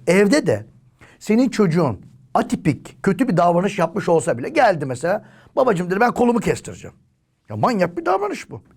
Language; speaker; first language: Turkish; native; Turkish